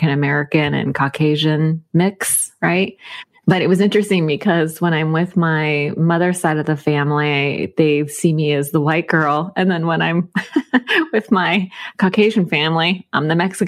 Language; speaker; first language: English; native; English